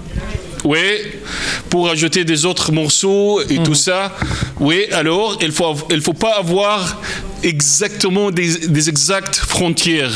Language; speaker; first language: French; non-native, fluent; Arabic